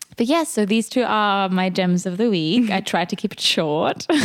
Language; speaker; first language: English; non-native, fluent; German